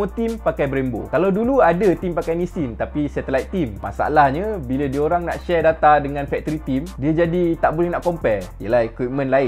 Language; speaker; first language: Malay; native; Malay